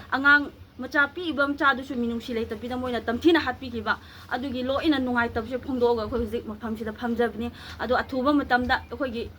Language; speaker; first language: Manipuri; non-native, local second language; Tangkhul Naga (India)